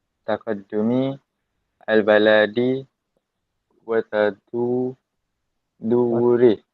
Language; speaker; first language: Arabic; non-native, learner; Malay